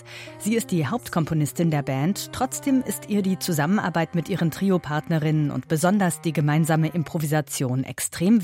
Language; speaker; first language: German; native; German